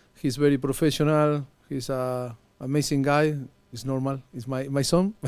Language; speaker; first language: English; non-native, fluent; Spanish